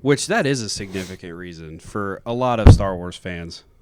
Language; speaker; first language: English; native; English